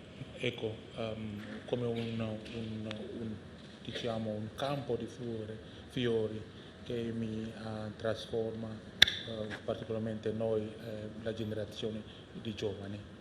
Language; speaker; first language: Italian; non-native, learner; Indonesian